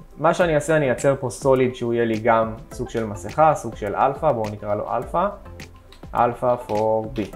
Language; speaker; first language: Hebrew; native; Hebrew